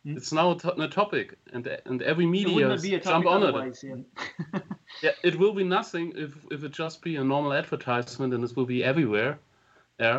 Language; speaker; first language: English; non-native, fluent; German